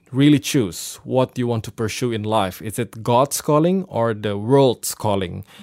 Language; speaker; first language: English; non-native, fluent; Indonesian